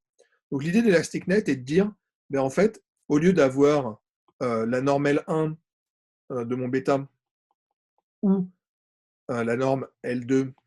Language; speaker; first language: French; native; French